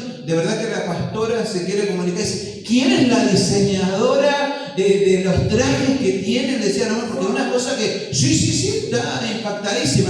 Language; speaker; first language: Spanish; native; Spanish